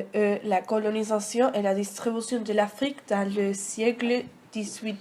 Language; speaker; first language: French; non-native, learner; Spanish